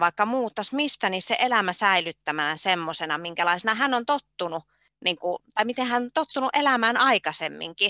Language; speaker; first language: Finnish; native; Finnish